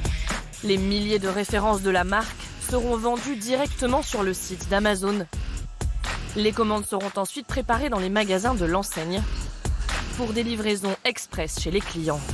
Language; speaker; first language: French; native; French